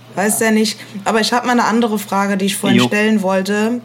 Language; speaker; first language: German; native; German